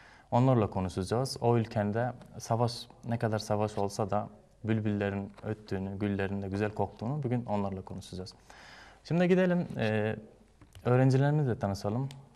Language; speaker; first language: Turkish; non-native, fluent; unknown